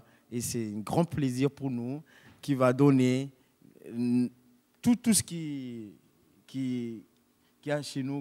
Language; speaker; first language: French; non-native, local second language; Malagasy